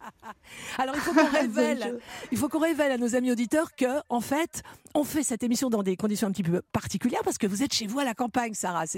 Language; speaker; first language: French; native; French